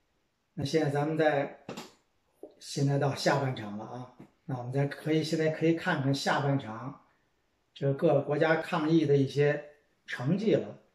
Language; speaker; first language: Chinese; native; Chinese